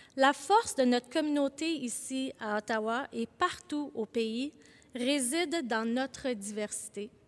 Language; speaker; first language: French; native; French